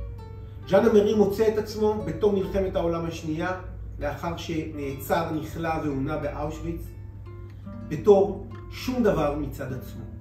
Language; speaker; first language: Hebrew; native; Hebrew